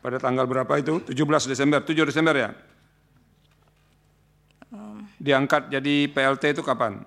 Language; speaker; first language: Indonesian; native; Indonesian